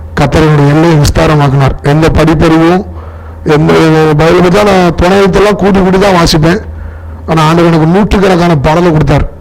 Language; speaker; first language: Tamil; non-native, local second language; Telugu